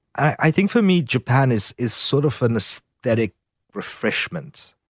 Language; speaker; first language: English; native; English